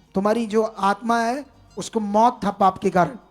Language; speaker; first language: Hindi; non-native, local second language; Punjabi